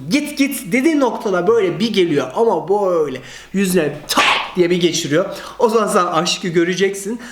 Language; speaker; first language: Turkish; early bilingual, heritage; Turkish